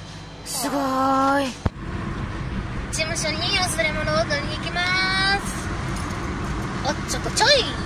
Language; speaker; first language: Japanese; non-native, fluent; German